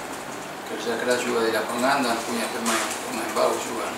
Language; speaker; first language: Indonesian; non-native, fluent; Spanish